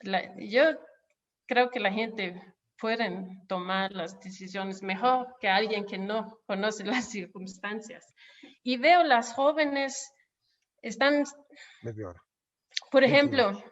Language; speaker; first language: Spanish; non-native, fluent; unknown